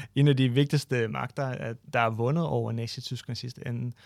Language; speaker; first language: Danish; non-native, fluent; Ukrainian